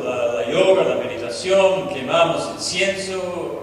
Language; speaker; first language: Spanish; non-native, fluent; English